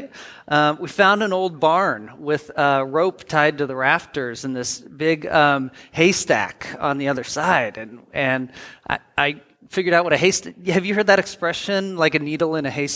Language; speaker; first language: English; native; English